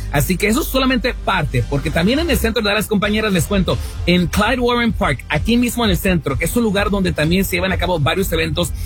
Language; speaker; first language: Spanish; early bilingual, heritage; Spanish